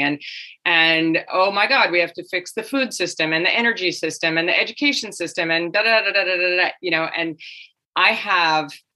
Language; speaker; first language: English; native; English